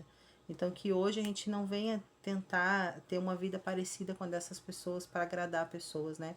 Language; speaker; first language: Portuguese; native; Portuguese